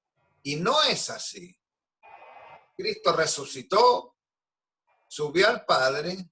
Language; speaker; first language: Spanish; native; Spanish